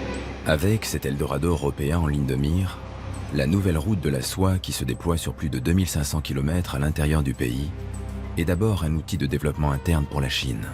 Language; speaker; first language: French; native; French